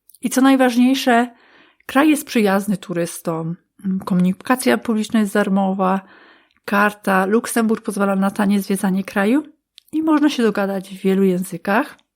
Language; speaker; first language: Polish; native; Polish